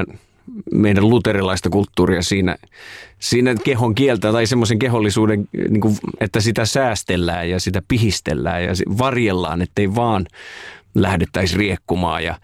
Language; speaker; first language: Finnish; native; Finnish